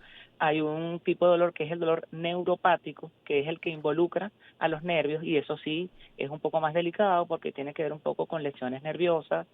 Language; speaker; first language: Spanish; native; Spanish